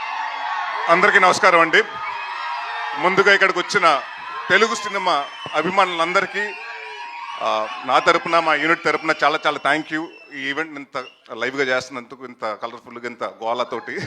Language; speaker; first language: Telugu; native; Telugu